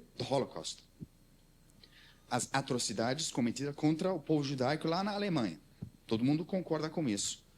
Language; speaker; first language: Portuguese; non-native, learner; Armenian